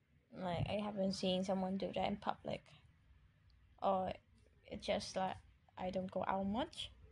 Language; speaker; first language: English; non-native, fluent; Vietnamese